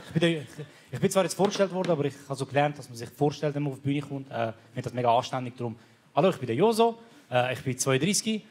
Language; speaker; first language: German; early bilingual, other home language; Croatian